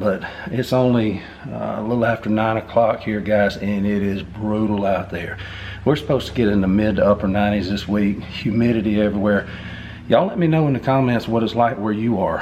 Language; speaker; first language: English; native; English